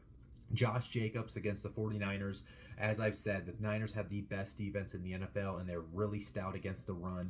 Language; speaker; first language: English; native; English